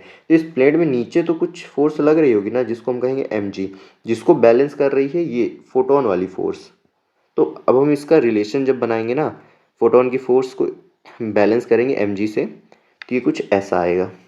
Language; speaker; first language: Hindi; native; Hindi